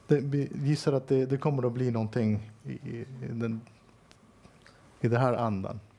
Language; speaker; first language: Swedish; non-native, fluent; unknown